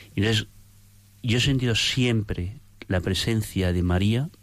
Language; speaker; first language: Spanish; native; Spanish